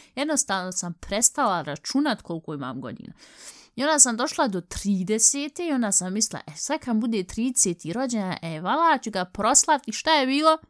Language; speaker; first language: Bosnian; early bilingual, heritage; Bosnian